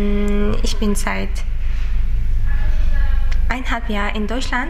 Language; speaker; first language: German; non-native, learner; Uzbek